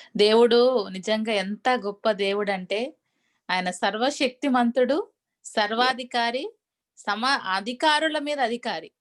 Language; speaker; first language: Telugu; native; Telugu